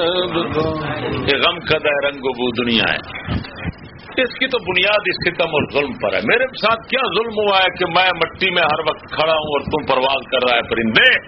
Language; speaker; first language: Urdu; native; Urdu